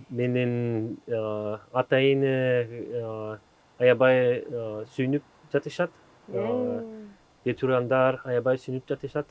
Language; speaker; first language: Kyrgyz; non-native, learner; German